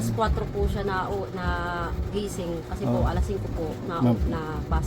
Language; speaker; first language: Filipino; native; Filipino